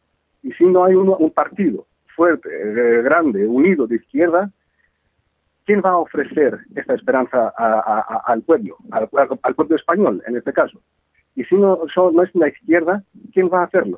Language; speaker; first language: Spanish; non-native, fluent; Greek